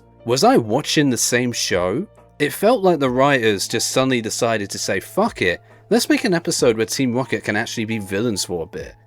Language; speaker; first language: English; native; English